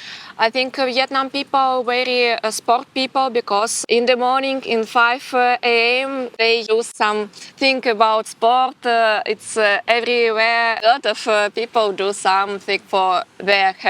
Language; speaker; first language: English; non-native, learner; Ukrainian